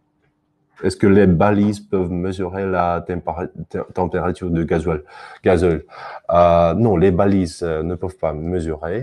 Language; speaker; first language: French; non-native, fluent; Russian